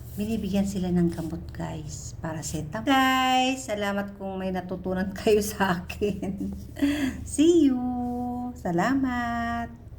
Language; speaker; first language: Filipino; native; Filipino